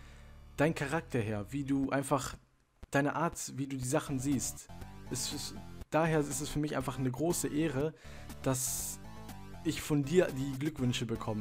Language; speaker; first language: German; native; German